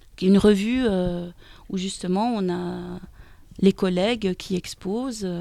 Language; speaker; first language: French; native; French